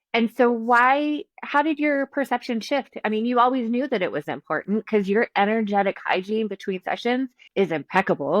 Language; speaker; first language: English; native; English